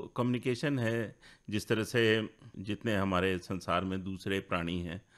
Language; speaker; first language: Hindi; native; Hindi